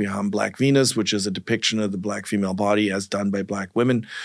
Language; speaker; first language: English; early bilingual, other home language; German